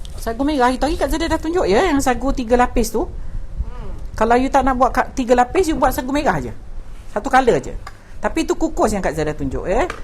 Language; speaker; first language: Malay; native; Malay